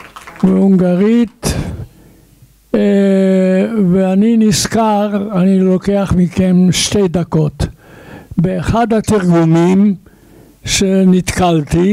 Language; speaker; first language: Hebrew; non-native, fluent; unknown